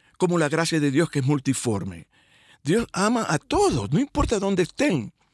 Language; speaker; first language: Spanish; native; Spanish